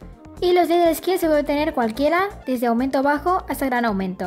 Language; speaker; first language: Spanish; native; Spanish